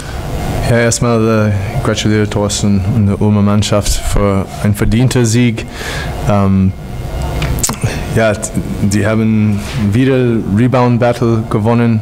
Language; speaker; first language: German; non-native, fluent; English